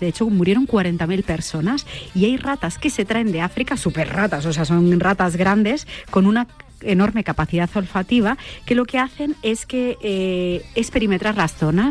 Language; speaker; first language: Spanish; native; Spanish